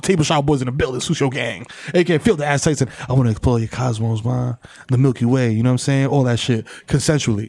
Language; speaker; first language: English; early bilingual, other home language; Spanish